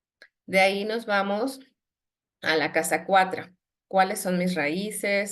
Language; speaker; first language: Spanish; native; Spanish